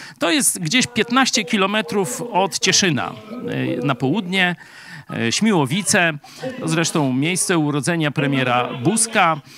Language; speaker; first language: Polish; native; Polish